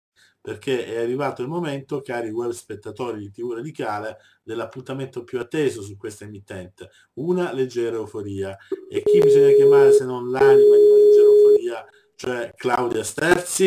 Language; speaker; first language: Italian; native; Italian